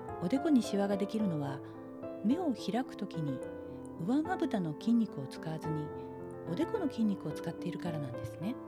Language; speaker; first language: Japanese; native; Japanese